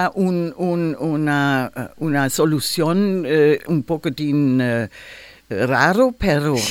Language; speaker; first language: Spanish; non-native, learner; German